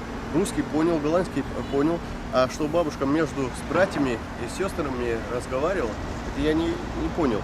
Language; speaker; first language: Russian; early bilingual, heritage; Dutch